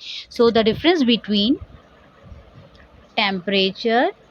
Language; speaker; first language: Hindi; native; Hindi